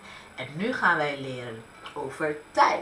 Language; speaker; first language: Dutch; early bilingual, other home language; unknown